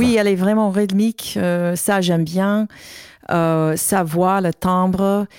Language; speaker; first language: French; non-native, learner; English